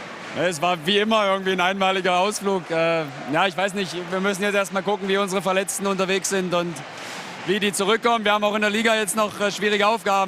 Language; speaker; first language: German; native; German